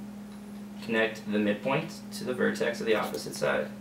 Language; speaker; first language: English; native; English